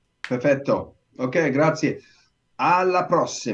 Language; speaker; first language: Italian; non-native, learner; English